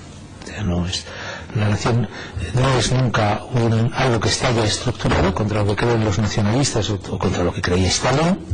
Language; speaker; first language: Spanish; native; Spanish